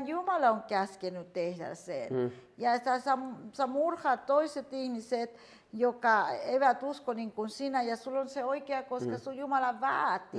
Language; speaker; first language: Finnish; non-native, fluent; Spanish